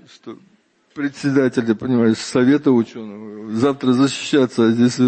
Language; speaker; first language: Russian; native; Russian